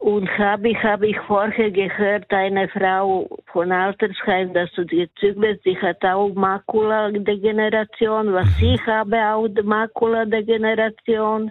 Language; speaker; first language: German; non-native, learner; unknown